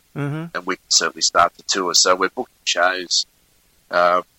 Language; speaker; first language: English; native; English